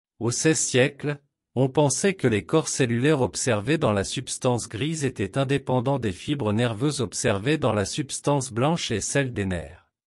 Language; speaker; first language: French; non-native, local second language; Wolof